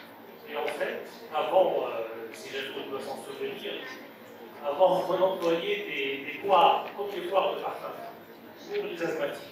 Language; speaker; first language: French; non-native, local second language; Arabic